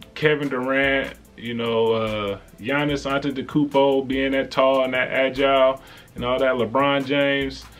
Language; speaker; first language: English; native; English